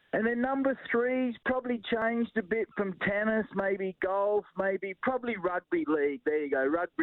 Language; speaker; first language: English; native; English